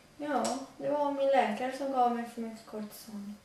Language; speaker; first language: Swedish; early bilingual, other home language; Latvian